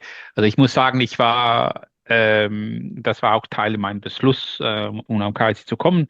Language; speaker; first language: German; non-native, learner; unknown